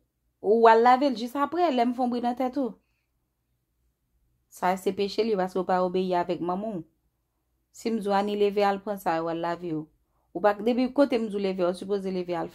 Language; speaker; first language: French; non-native, local second language; Haitian Creole